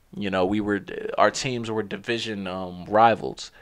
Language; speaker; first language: English; native; English